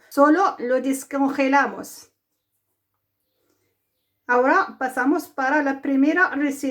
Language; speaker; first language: Spanish; non-native, fluent; Arabic